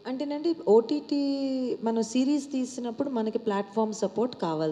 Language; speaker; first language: Telugu; native; Telugu